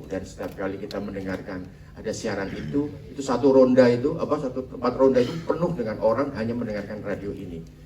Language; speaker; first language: Indonesian; native; Indonesian